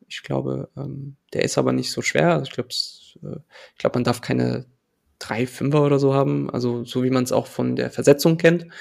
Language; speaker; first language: German; early bilingual, other home language; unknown